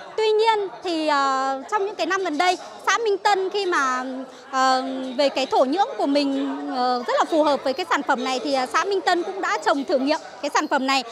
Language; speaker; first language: Vietnamese; native; Vietnamese